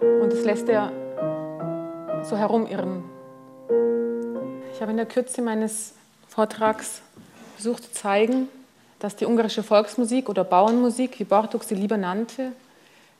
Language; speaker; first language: German; non-native, fluent; Hungarian